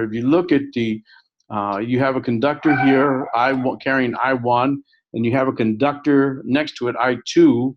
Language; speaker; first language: English; native; English